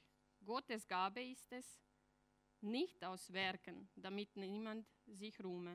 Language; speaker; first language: German; non-native, fluent; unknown